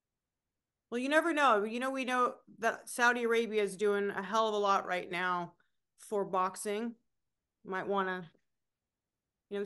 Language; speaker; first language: English; native; English